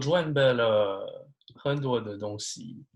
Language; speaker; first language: Chinese; non-native, learner; French